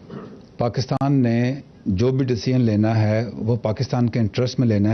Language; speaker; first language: Urdu; native; Urdu